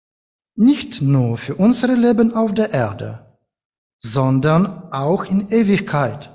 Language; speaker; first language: German; non-native, learner; Ukrainian